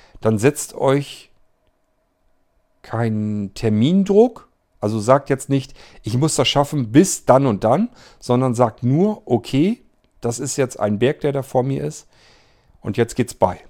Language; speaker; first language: German; native; German